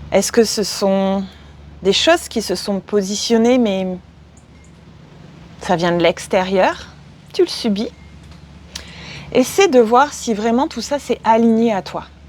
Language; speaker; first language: French; native; French